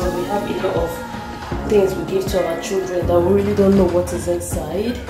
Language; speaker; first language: English; non-native, local second language; Igbo